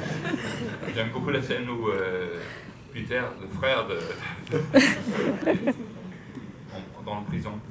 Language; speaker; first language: French; non-native, fluent; Danish